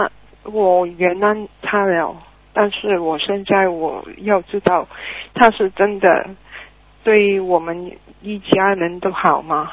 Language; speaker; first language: Chinese; non-native, learner; Cantonese